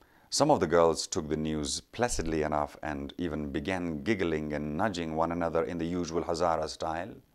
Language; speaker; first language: English; non-native, local second language; Persian